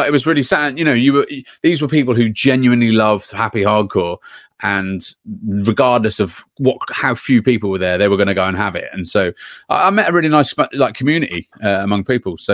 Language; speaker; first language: English; native; English